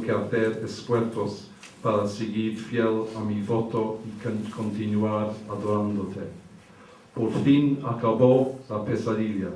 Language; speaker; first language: Spanish; early bilingual, heritage; English